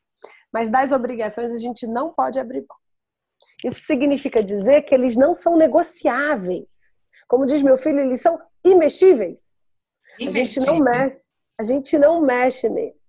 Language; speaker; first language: Portuguese; native; Portuguese